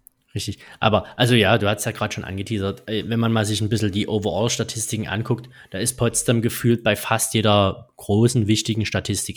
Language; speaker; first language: German; native; German